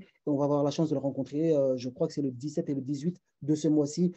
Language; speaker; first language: French; native; French